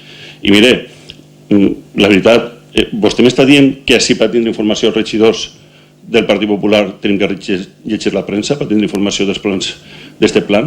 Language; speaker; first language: Catalan; native; Catalan